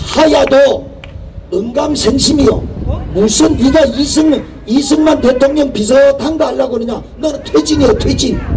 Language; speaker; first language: Korean; native; Korean